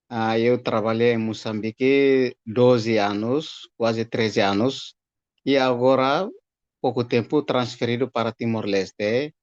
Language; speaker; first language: Portuguese; non-native, fluent; Tetum